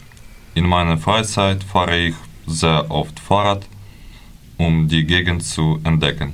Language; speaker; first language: German; non-native, learner; Ukrainian